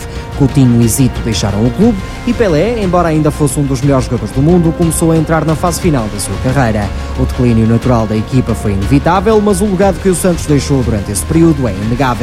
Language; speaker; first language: Portuguese; native; Portuguese